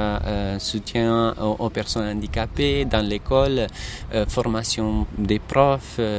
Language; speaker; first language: French; non-native, fluent; Italian